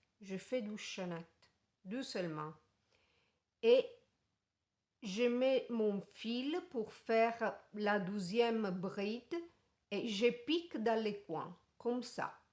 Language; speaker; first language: French; non-native, fluent; Italian